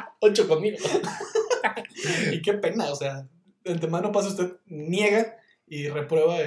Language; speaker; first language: Spanish; native; Spanish